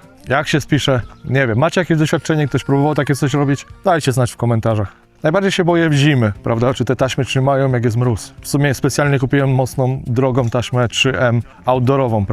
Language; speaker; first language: Polish; native; Polish